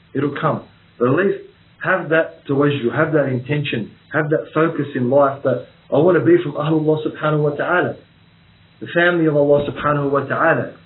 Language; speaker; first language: English; native; English